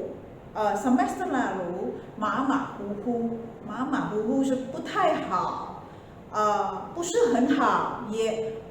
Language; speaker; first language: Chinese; non-native, fluent; Indonesian